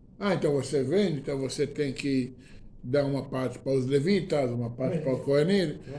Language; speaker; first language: Portuguese; non-native, fluent; Hebrew